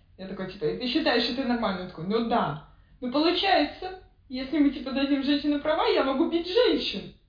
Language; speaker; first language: Russian; native; Russian